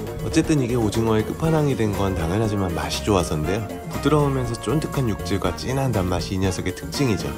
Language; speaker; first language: Korean; native; Korean